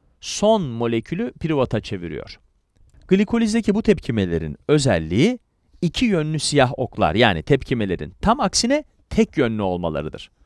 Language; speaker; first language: Turkish; native; Turkish